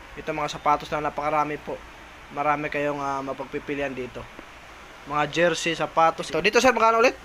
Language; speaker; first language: Filipino; non-native, local second language; Cebuano